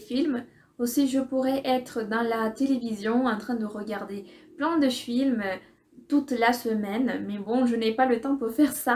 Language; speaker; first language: French; non-native, fluent; Spanish